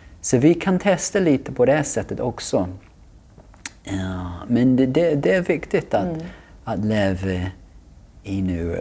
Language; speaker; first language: Swedish; non-native, fluent; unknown